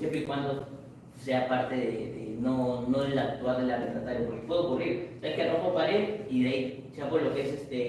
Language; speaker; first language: Spanish; native; Spanish